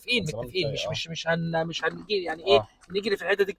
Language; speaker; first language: Arabic; native; Arabic